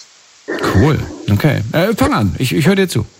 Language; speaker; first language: German; native; German